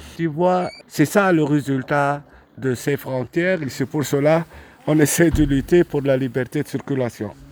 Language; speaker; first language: French; non-native, local second language; Arabic